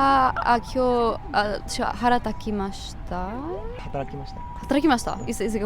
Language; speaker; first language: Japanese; non-native, learner; Czech